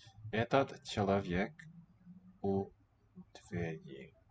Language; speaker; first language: Russian; non-native, learner; English